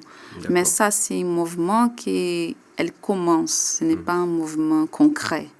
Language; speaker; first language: French; non-native, learner; Portuguese